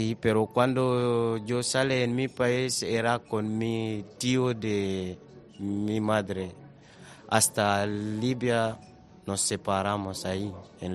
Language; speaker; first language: Spanish; non-native, learner; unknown